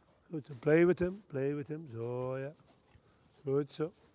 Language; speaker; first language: English; non-native, fluent; Dutch